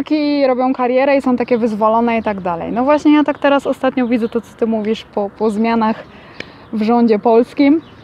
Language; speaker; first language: Polish; native; Polish